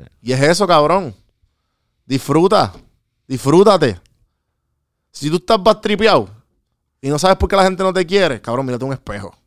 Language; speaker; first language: Spanish; native; Spanish